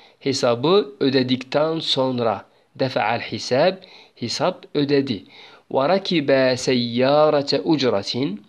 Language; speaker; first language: Arabic; non-native, fluent; Turkish